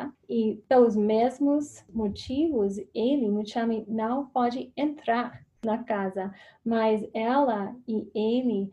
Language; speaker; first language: Portuguese; non-native, fluent; English